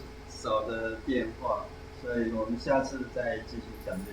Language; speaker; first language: Chinese; native; Chinese